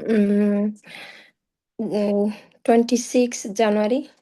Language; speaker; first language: English; non-native, learner; Bangla